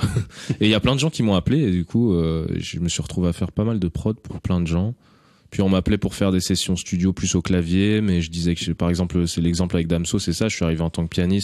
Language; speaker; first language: French; native; French